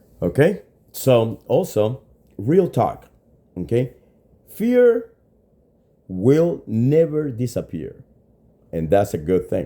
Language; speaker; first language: English; non-native, fluent; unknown